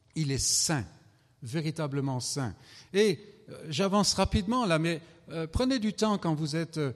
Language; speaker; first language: French; native; French